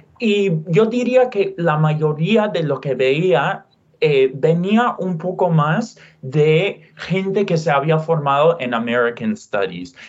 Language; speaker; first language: Spanish; non-native, fluent; English